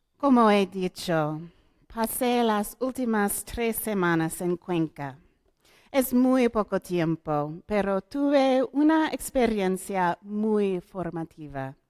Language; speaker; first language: Spanish; non-native, learner; English